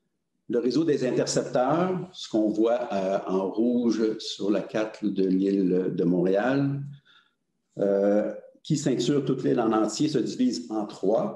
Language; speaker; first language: French; native; French